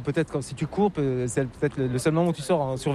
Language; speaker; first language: French; native; French